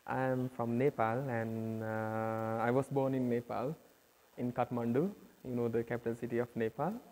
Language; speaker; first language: English; non-native, local second language; Nepali